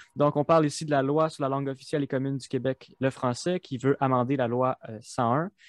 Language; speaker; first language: French; native; French